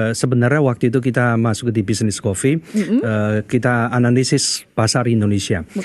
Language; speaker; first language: Indonesian; non-native, fluent; Chinese